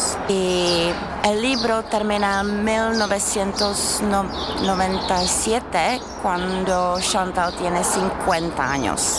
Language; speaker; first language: Spanish; non-native, fluent; Czech